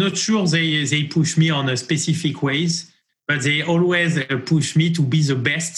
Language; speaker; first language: English; non-native, fluent; French